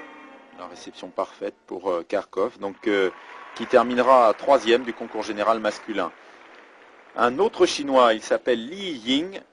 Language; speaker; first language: French; native; French